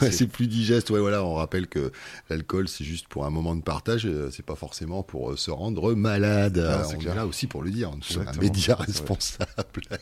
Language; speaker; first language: French; native; French